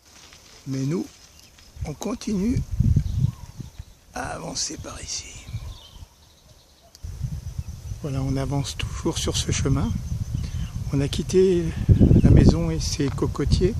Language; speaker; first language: French; native; French